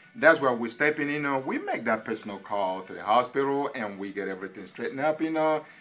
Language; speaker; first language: English; non-native, local second language; Igbo